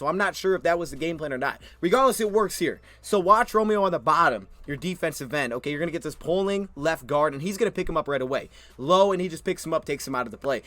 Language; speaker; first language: English; native; English